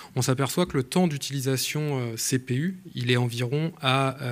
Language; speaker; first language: French; native; French